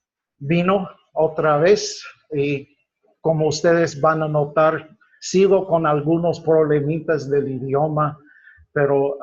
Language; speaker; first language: Spanish; non-native, fluent; English